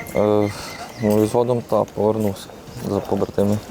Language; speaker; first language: Ukrainian; native; Ukrainian